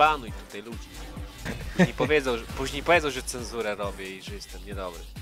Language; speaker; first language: Polish; native; Polish